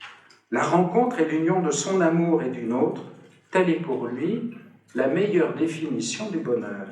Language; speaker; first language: French; native; French